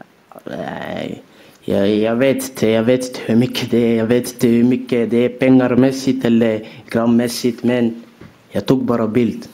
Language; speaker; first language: Swedish; early bilingual, other home language; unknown